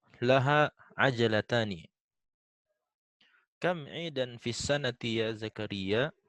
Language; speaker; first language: Arabic; non-native, fluent; Indonesian